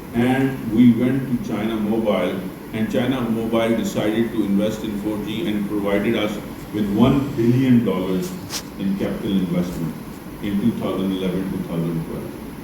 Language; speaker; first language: English; non-native, local second language; Urdu